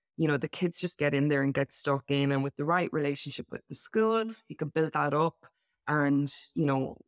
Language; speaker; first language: English; native; English